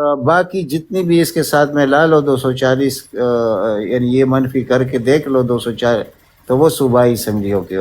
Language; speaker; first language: Urdu; native; Urdu